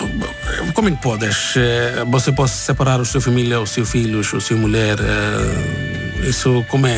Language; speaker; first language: Portuguese; non-native, learner; Bangla